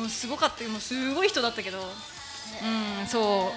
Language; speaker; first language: Japanese; native; Japanese